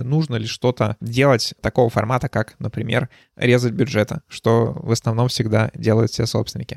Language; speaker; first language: Russian; native; Russian